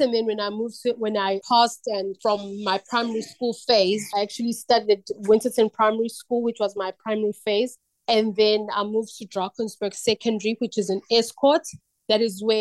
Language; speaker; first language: English; non-native, local second language; Zulu